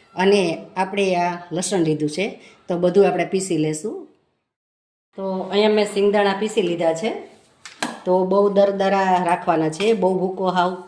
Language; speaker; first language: Gujarati; native; Gujarati